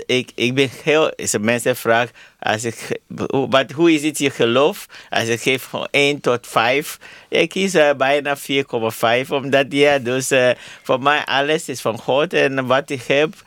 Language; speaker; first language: Dutch; non-native, learner; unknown